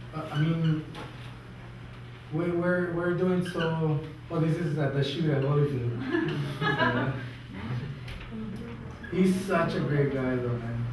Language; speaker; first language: English; early bilingual, other home language; Spanish